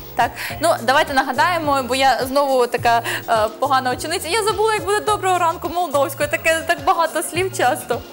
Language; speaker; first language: Ukrainian; native; Ukrainian